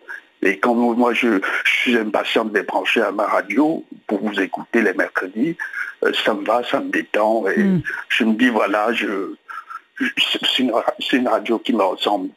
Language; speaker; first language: French; native; French